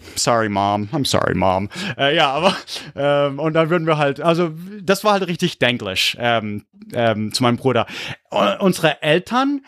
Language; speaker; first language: German; early bilingual, other home language; English